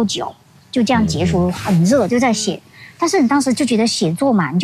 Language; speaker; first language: Chinese; non-native, local second language; Hakka Chinese